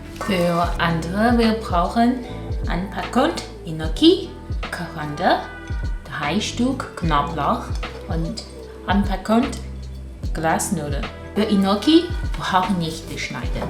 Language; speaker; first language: German; non-native, learner; Chinese